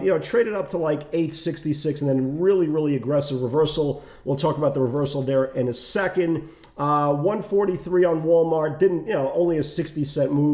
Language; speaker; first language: English; native; English